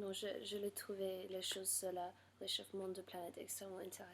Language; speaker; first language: French; non-native, learner; English